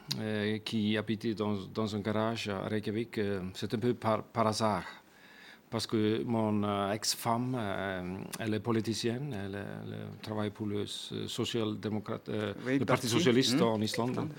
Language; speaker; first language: French; non-native, fluent; Icelandic